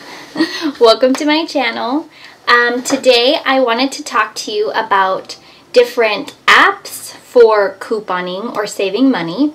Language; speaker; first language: English; native; English